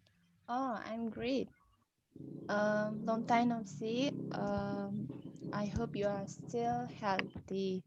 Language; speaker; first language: English; non-native, learner; Indonesian